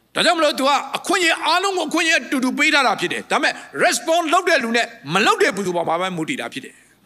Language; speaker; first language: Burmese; non-native, local second language; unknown